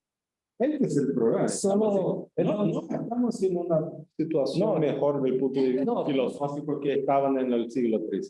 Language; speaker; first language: Spanish; non-native, fluent; Portuguese